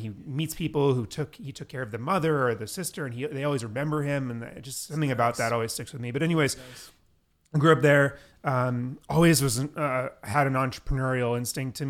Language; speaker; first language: English; native; English